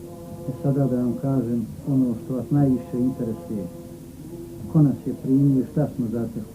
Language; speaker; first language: Bosnian; native; Bosnian